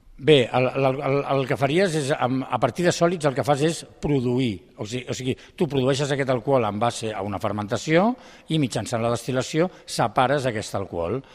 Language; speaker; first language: Catalan; native; Catalan